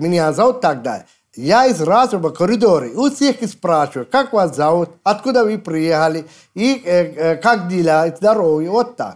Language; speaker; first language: Russian; non-native, fluent; Sinhala